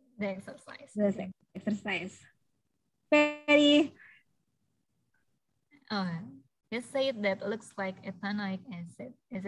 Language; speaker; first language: English; non-native, fluent; Indonesian